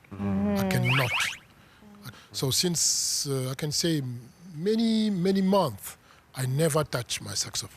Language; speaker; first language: English; non-native, fluent; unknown